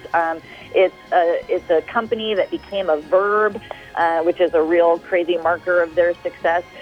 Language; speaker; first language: English; native; English